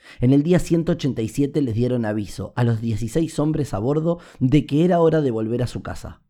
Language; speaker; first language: Spanish; native; Spanish